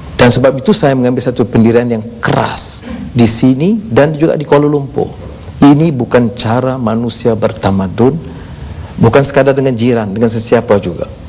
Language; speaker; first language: Malay; native; Malay